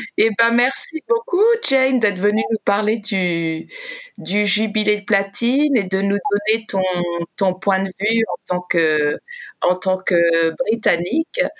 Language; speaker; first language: French; native; French